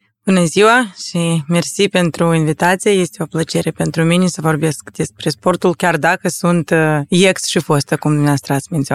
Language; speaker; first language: Romanian; non-native, local second language; Russian